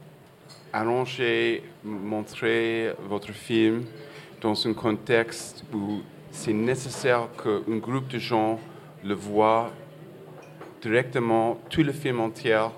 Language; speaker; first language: French; non-native, fluent; English